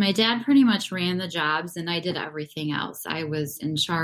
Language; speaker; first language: English; native; English